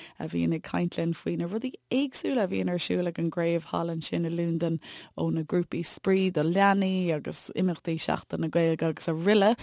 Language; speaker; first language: Irish; native; Irish